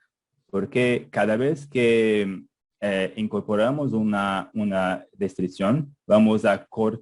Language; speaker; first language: Spanish; non-native, fluent; Portuguese